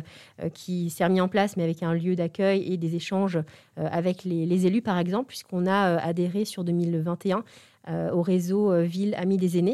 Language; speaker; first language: French; native; French